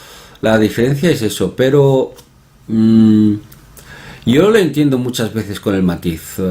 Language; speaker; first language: Spanish; non-native, fluent; Korean